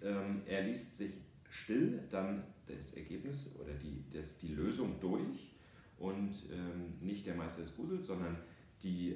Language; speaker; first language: German; native; German